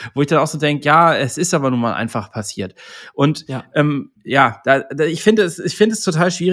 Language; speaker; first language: German; native; German